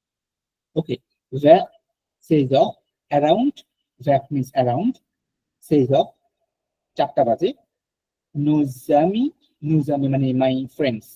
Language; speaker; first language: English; non-native, learner; Bangla